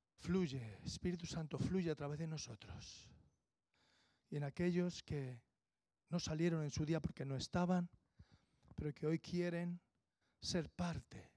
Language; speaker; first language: Spanish; native; Spanish